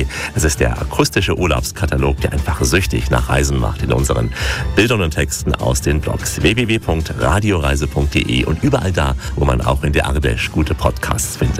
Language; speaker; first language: German; native; German